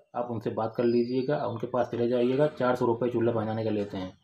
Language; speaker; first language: Hindi; native; Hindi